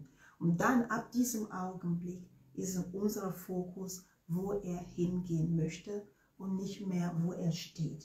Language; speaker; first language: German; non-native, fluent; Ewe